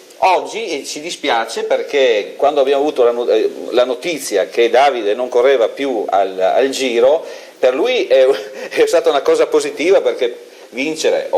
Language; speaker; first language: Italian; native; Italian